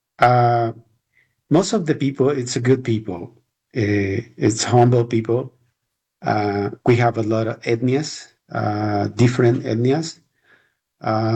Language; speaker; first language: English; non-native, learner; Spanish